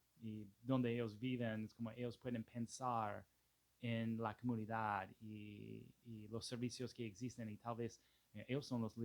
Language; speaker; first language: Spanish; non-native, fluent; English